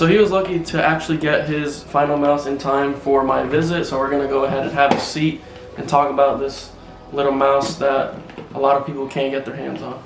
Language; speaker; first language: English; native; English